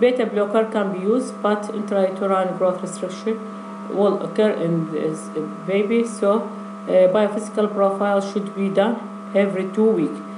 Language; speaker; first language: English; non-native, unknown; Arabic